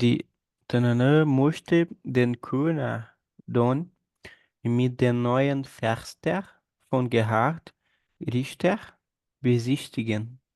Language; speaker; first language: German; non-native, learner; Portuguese